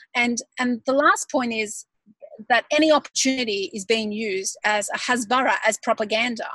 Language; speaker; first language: English; native; English